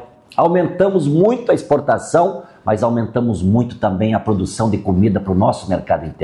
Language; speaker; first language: Portuguese; native; Portuguese